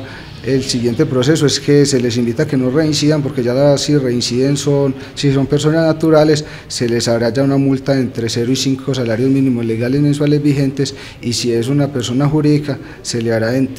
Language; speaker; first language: Spanish; native; Spanish